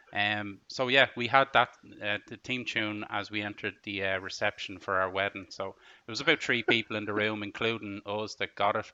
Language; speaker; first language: English; native; English